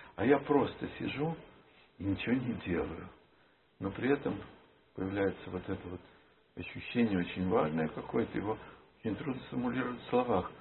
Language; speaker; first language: Russian; native; Russian